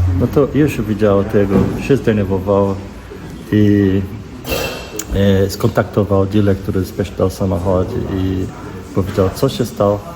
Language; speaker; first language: Polish; non-native, learner; Portuguese